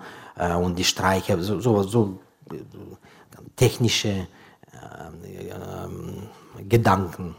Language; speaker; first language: German; non-native, fluent; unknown